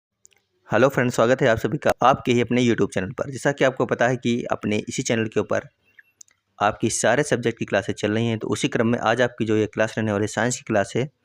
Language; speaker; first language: Hindi; native; Hindi